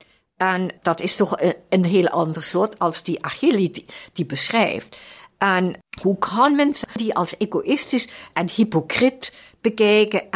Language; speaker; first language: Dutch; non-native, fluent; German